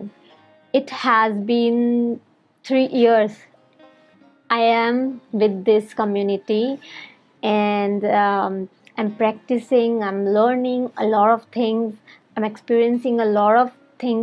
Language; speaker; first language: English; non-native, local second language; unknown